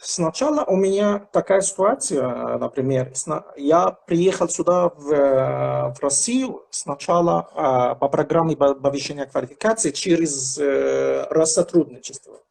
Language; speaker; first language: Russian; non-native, fluent; Arabic